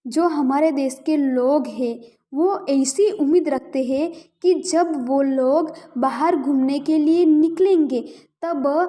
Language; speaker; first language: Hindi; non-native, local second language; Gujarati